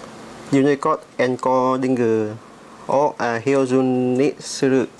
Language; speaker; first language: Japanese; non-native, learner; Vietnamese